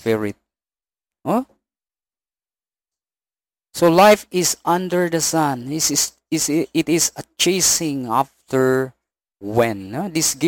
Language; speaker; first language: English; non-native, local second language; Cebuano